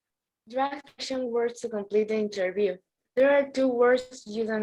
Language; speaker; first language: English; non-native, learner; Spanish